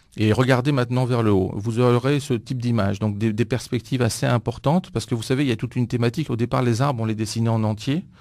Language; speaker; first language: French; non-native, fluent; Greek